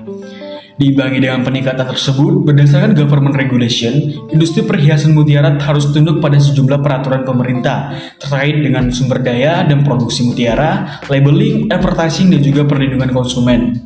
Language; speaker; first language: Indonesian; native; Indonesian